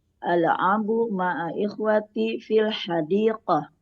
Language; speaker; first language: Arabic; non-native, learner; Indonesian